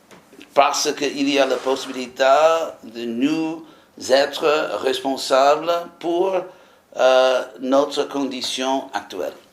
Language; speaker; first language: French; non-native, fluent; English